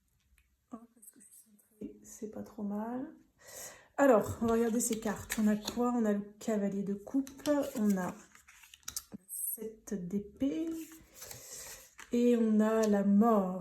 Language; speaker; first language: French; native; French